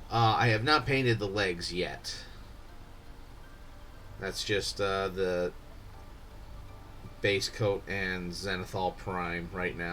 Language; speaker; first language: English; native; English